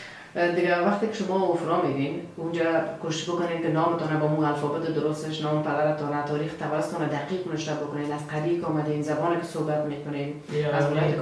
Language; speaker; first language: Persian; native; Persian